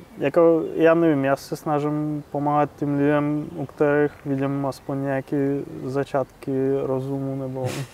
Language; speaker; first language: Czech; non-native, fluent; Russian